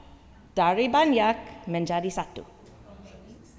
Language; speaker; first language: Indonesian; non-native, learner; English